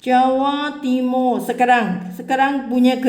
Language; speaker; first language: Indonesian; non-native, learner; Filipino